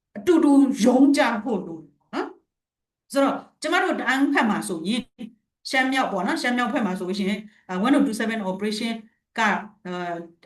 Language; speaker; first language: Burmese; non-native, local second language; Shwe Palaung